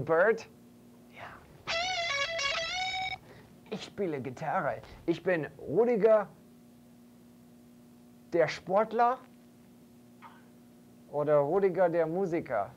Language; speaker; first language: German; non-native, fluent; English